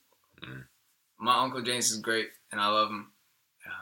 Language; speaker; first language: English; early bilingual, other home language; Spanish